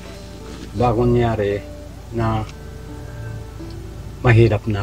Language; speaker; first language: Filipino; non-native, learner; Japanese